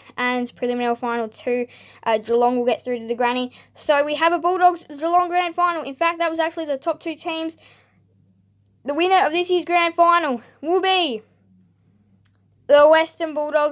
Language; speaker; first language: English; native; English